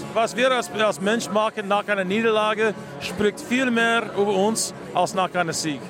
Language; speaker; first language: German; non-native, fluent; English